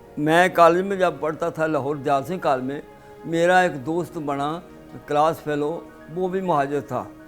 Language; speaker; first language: Urdu; non-native, local second language; Punjabi